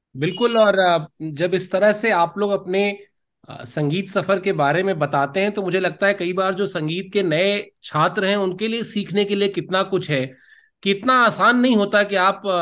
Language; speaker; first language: Hindi; native; Hindi